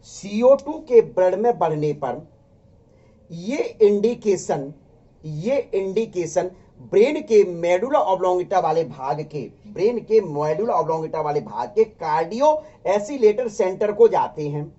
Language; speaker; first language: Hindi; native; Hindi